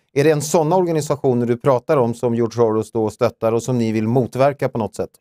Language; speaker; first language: Swedish; native; Swedish